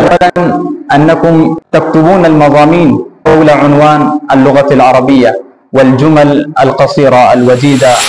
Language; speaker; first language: Arabic; non-native, fluent; Urdu